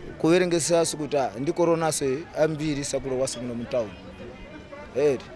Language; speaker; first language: Nyanja; non-native, local second language; Tumbuka